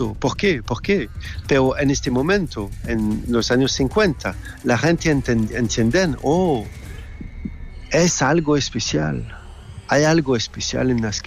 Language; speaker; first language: Spanish; non-native, fluent; French